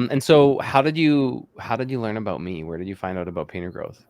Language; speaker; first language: English; native; English